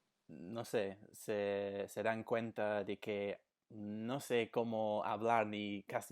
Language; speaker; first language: Spanish; non-native, fluent; English